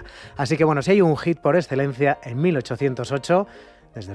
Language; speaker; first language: Spanish; native; Spanish